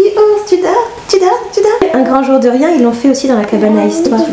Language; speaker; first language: French; native; French